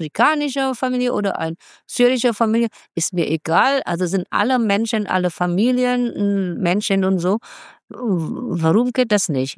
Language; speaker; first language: German; non-native, fluent; Vietnamese